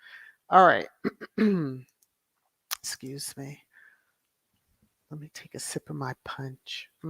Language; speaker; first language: English; native; English